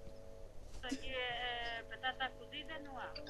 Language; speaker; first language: Portuguese; non-native, learner; Chinese